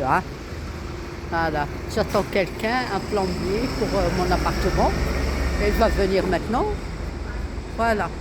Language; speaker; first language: French; non-native, local second language; Arabic